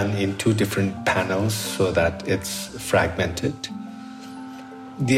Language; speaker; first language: English; non-native, local second language; Sherpa